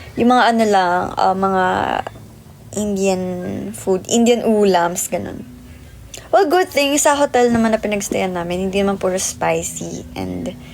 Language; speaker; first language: Filipino; native; Filipino